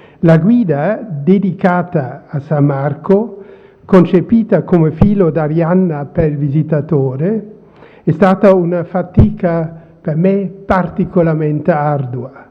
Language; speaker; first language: Italian; non-native, fluent; German